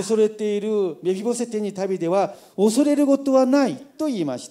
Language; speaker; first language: Japanese; non-native, fluent; Korean